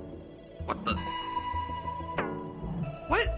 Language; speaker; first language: English; native; English